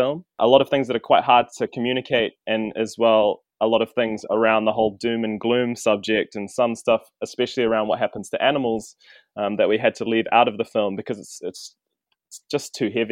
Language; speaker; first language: English; native; English